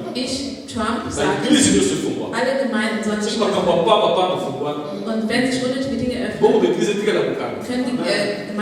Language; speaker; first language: German; non-native, fluent; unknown